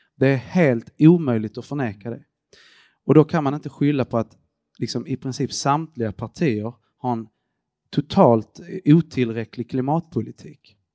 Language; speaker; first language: Swedish; early bilingual, other home language; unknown